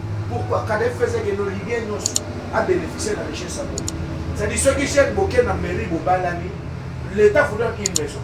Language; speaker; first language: French; non-native, local second language; Lingala